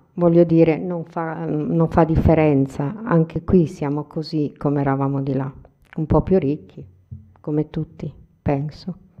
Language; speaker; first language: Italian; native; Italian